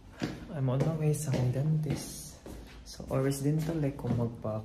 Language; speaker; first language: Cebuano; non-native, local second language; Filipino